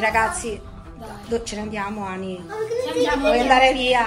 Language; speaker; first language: Italian; native; Italian